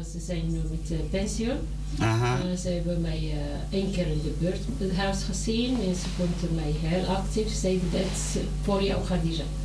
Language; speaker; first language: Dutch; non-native, learner; Arabic